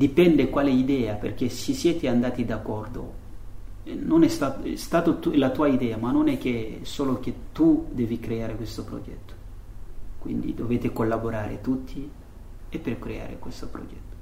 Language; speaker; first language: Italian; non-native, learner; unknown